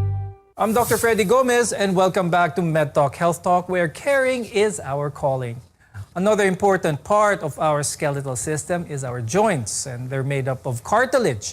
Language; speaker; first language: English; non-native, local second language; Filipino